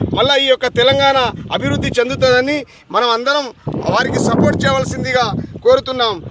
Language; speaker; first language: Telugu; non-native, local second language; Urdu